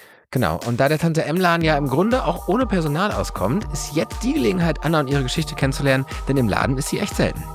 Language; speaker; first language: German; native; German